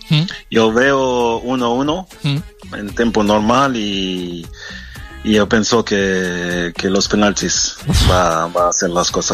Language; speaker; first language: Spanish; non-native, fluent; French